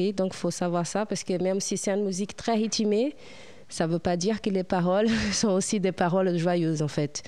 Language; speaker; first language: French; non-native, fluent; Portuguese